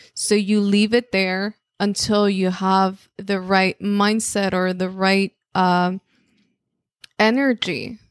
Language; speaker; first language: English; non-native, fluent; Spanish